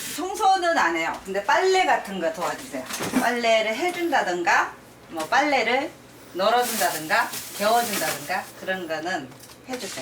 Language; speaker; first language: Korean; native; Korean